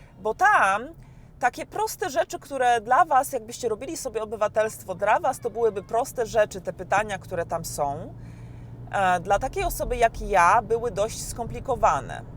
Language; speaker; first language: Polish; native; Polish